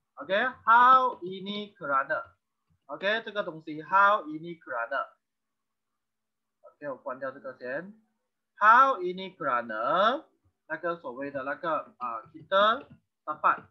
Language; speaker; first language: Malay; non-native, local second language; Chinese